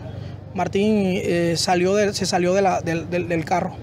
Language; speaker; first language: Spanish; native; Spanish